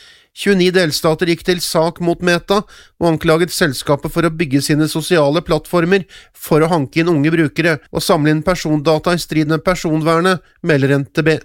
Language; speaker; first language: Norwegian; native; Norwegian